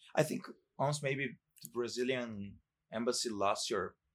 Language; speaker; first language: English; non-native, fluent; Portuguese